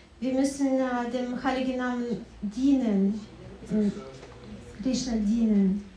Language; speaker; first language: German; non-native, fluent; Russian